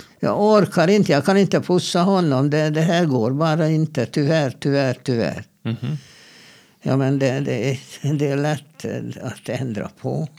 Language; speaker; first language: Swedish; non-native, fluent; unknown